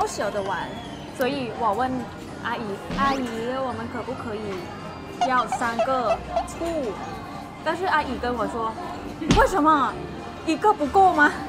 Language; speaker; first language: Chinese; non-native, fluent; Thai